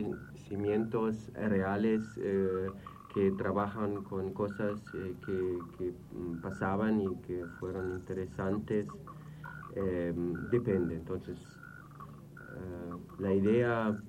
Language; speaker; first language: Spanish; non-native, fluent; German